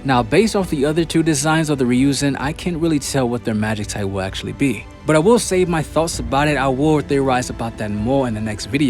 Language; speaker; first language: English; native; English